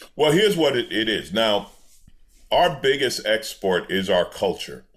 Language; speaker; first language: English; native; English